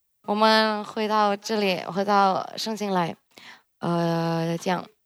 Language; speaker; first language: Chinese; early bilingual, heritage; Chinese